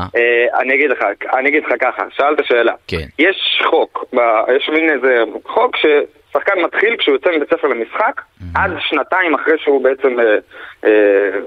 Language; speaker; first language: Hebrew; native; Hebrew